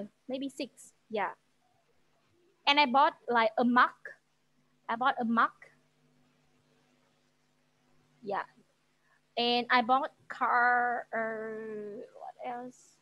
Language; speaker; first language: English; non-native, fluent; Vietnamese